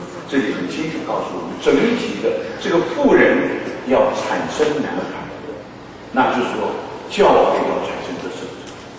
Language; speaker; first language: Chinese; native; Chinese